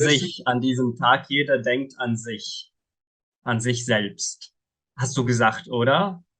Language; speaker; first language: German; non-native, fluent; Arabic